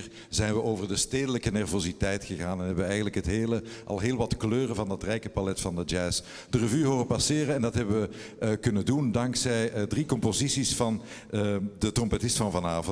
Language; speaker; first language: Dutch; native; Dutch